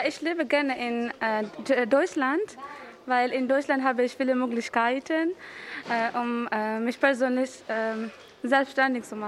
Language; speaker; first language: German; non-native, learner; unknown